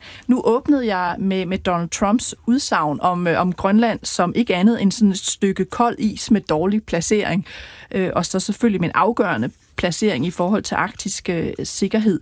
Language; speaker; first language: Danish; native; Danish